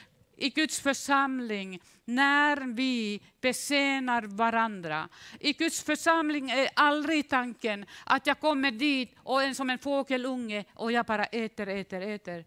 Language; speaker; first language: Swedish; non-native, fluent; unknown